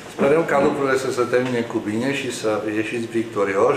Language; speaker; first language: Romanian; native; Romanian